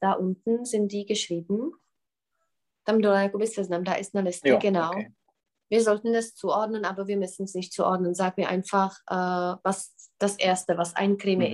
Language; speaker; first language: German; non-native, fluent; Czech